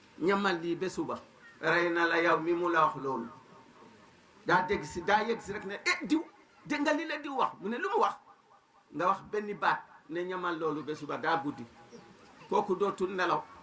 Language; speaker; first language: Wolof; non-native, local second language; Serer